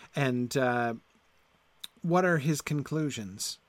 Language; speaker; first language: English; native; English